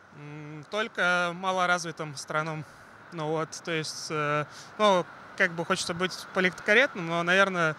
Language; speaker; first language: Russian; native; Russian